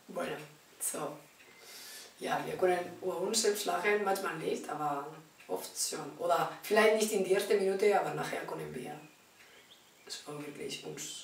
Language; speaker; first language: German; non-native, learner; Spanish